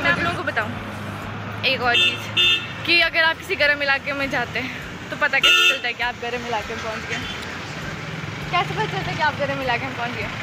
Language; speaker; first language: Hindi; native; Hindi